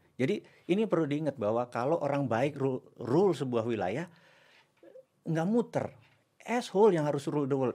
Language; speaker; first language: Indonesian; native; Indonesian